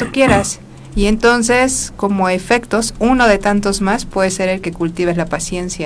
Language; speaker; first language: Spanish; native; Spanish